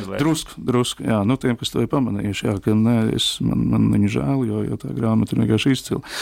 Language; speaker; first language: Latvian; native; Latvian